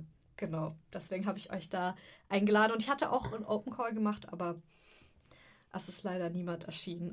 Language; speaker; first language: German; native; German